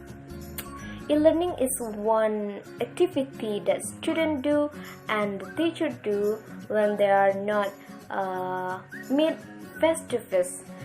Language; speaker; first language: English; non-native, learner; Indonesian